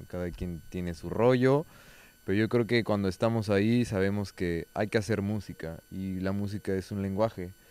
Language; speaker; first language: Spanish; native; Spanish